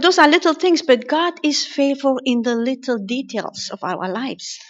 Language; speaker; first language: English; non-native, fluent; German